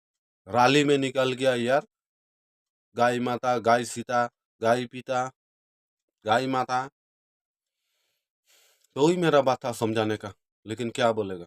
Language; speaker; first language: Hindi; non-native, local second language; Khasi